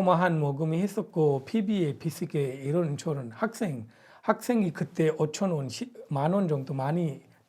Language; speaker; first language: Korean; non-native, fluent; Punjabi